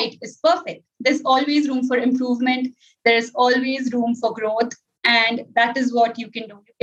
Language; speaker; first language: English; non-native, local second language; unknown